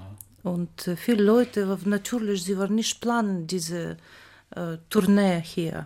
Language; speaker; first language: German; non-native, learner; Ukrainian